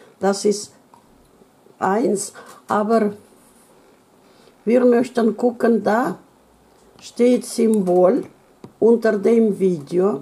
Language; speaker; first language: German; non-native, learner; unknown